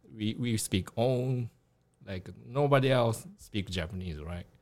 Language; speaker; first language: English; non-native, learner; Japanese